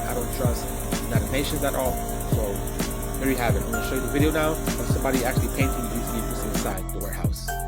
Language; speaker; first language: English; native; English